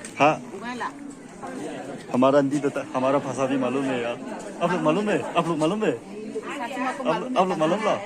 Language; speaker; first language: Hindi; non-native, local second language; Tangkhul Naga (India)